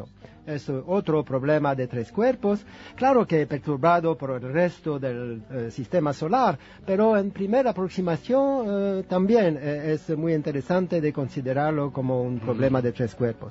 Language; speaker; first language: Spanish; non-native, fluent; French